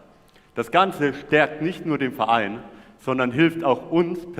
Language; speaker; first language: German; native; German